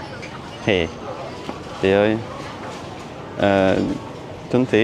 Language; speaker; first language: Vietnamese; non-native, learner; French